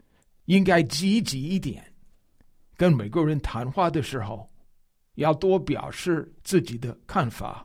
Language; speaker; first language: Chinese; non-native, fluent; English